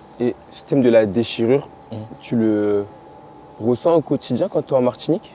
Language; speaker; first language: French; native; French